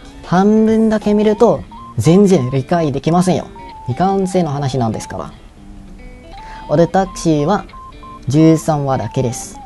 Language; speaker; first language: Japanese; non-native, fluent; Malay